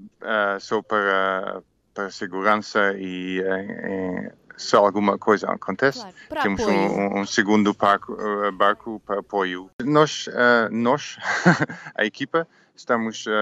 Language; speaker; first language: Portuguese; non-native, learner; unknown